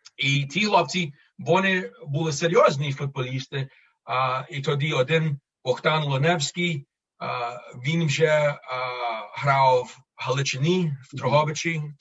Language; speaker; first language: Ukrainian; early bilingual, heritage; Ukrainian